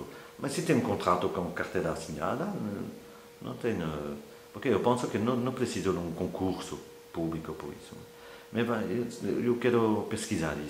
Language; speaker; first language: Portuguese; non-native, fluent; French